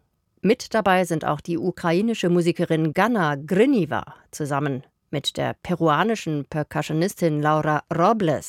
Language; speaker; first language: German; native; German